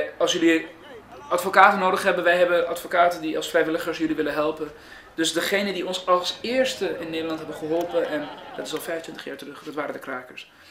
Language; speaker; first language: Dutch; early bilingual, other home language; Persian